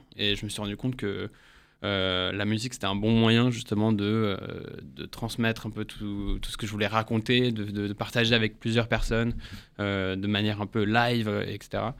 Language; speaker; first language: French; early bilingual, heritage; English